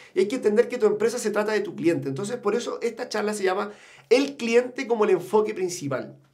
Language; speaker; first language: Spanish; native; Spanish